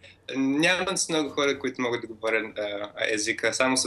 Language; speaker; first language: Bulgarian; early bilingual, heritage; Bulgarian